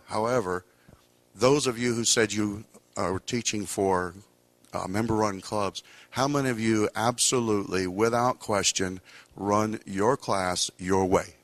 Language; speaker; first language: English; native; English